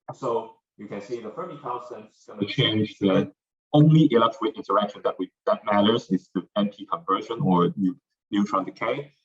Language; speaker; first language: English; non-native, fluent; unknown